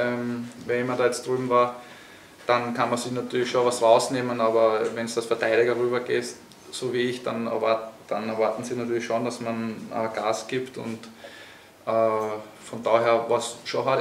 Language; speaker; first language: German; native; German